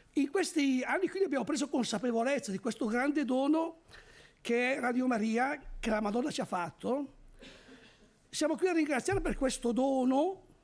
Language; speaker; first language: Italian; native; Italian